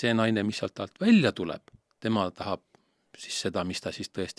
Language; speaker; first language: Estonian; native; Estonian